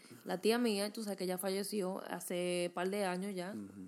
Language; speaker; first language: Spanish; early bilingual, heritage; Spanish